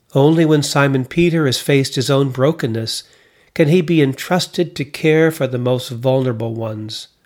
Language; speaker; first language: English; native; English